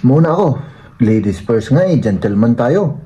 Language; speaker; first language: Filipino; non-native, local second language; Iloko